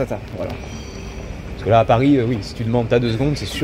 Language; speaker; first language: French; native; French